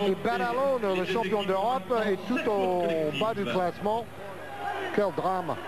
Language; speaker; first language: French; native; French